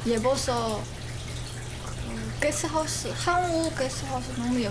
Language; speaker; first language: Korean; non-native, learner; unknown